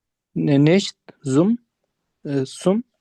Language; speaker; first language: German; non-native, learner; Urdu